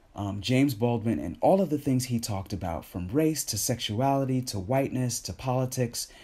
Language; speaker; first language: English; native; English